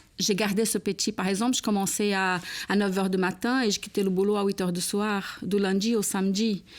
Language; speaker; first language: French; non-native, fluent; Portuguese